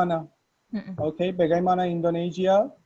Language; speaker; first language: Indonesian; non-native, learner; Persian